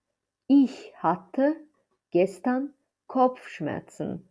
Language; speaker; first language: German; non-native, fluent; Azerbaijani